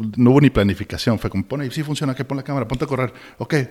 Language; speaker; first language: Spanish; native; Spanish